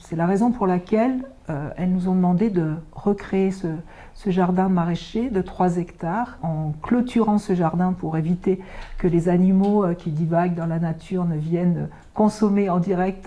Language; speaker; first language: French; native; French